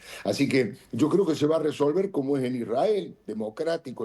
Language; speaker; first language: Spanish; native; Spanish